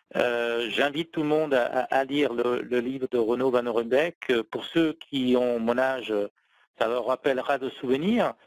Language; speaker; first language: French; native; French